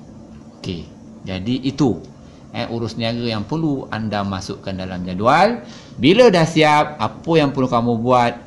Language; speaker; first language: Malay; native; Malay